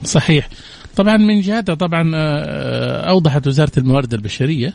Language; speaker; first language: Arabic; native; Arabic